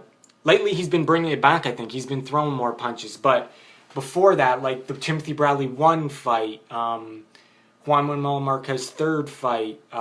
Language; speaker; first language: English; native; English